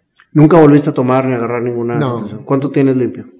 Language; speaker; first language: Spanish; native; Spanish